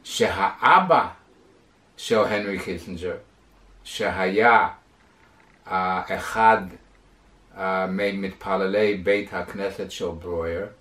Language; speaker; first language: Hebrew; non-native, fluent; English